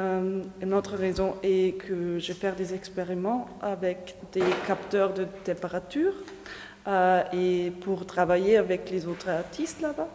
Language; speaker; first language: French; non-native, fluent; German